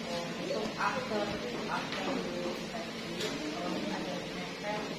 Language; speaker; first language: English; non-native, fluent; Indonesian